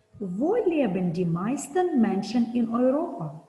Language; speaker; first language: German; non-native, fluent; Ukrainian